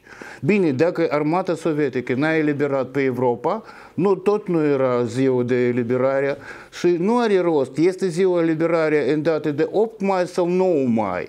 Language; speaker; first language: Romanian; non-native, local second language; Russian